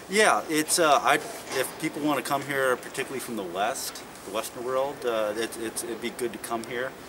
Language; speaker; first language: English; native; English